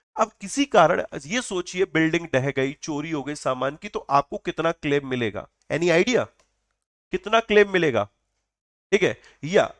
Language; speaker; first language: Hindi; native; Hindi